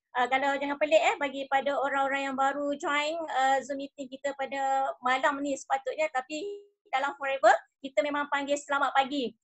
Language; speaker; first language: Malay; native; Malay